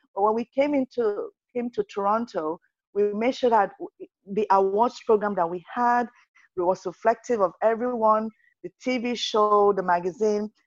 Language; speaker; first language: English; non-native, local second language; Yoruba